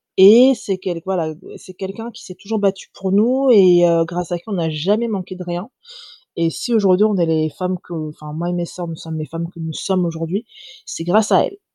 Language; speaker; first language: French; native; French